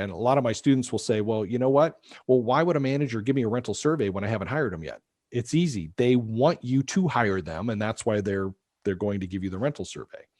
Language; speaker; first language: English; native; English